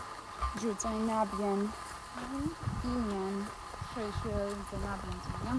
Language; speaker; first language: Chinese; non-native, fluent; Spanish